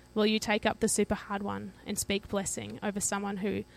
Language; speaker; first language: English; native; English